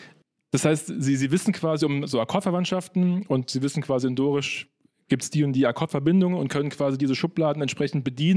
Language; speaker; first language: German; native; German